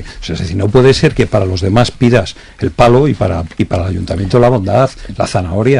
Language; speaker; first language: Spanish; native; Spanish